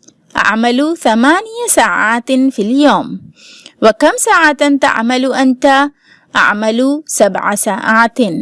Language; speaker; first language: Arabic; non-native, fluent; Urdu